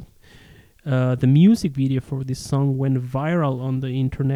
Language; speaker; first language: English; non-native, fluent; Spanish